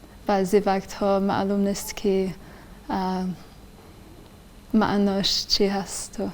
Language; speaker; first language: Persian; non-native, fluent; English